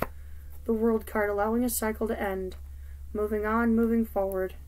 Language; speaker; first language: English; native; English